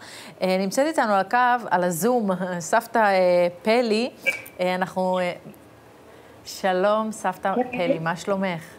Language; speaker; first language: Hebrew; native; Hebrew